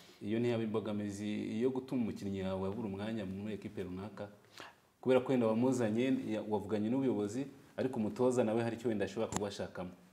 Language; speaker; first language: Kinyarwanda; native; Kinyarwanda